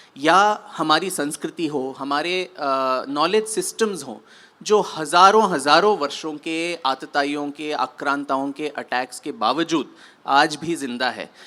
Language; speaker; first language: Hindi; non-native, local second language; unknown